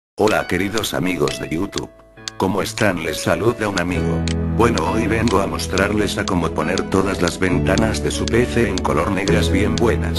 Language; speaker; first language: Spanish; native; Spanish